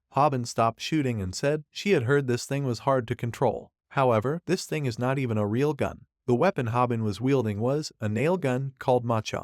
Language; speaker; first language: English; non-native, local second language; Hindi